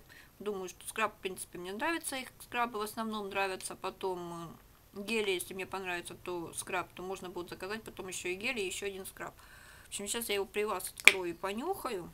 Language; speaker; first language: Russian; native; Russian